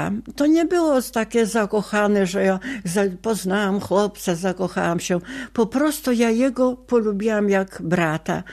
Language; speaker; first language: Polish; non-native, local second language; Ukrainian